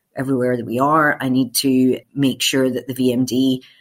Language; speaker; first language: English; native; English